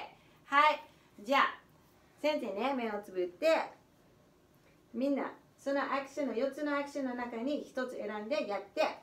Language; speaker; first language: Japanese; non-native, fluent; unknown